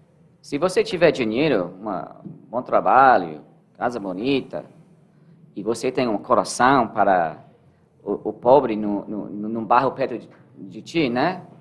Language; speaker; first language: Portuguese; non-native, learner; English